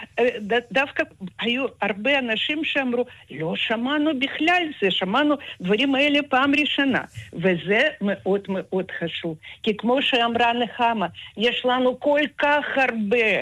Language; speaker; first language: Hebrew; non-native, fluent; Russian